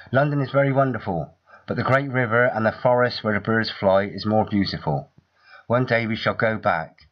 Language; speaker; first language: English; native; English